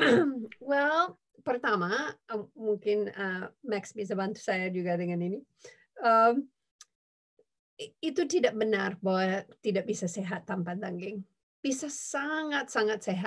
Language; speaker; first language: Indonesian; non-native, fluent; English